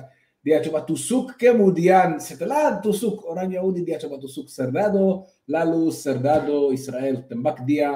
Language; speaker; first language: Indonesian; non-native, fluent; Hebrew